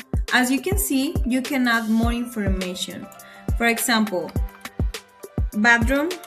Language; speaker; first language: English; non-native, fluent; Spanish